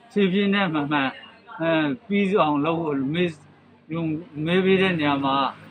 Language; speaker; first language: Burmese; native; Burmese